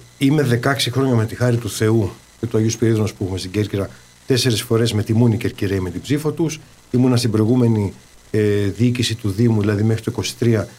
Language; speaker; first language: Greek; early bilingual, heritage; Greek